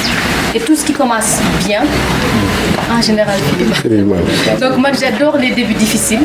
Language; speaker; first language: French; non-native, local second language; Wolof